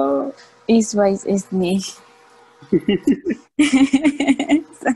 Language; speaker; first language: German; non-native, learner; Spanish